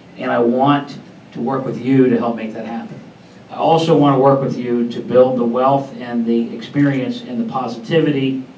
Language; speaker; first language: English; native; English